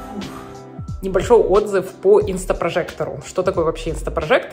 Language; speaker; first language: Russian; native; Russian